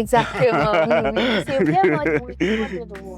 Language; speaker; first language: French; non-native, local second language; Haitian Creole